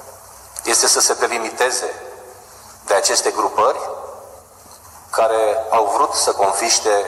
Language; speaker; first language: Romanian; native; Romanian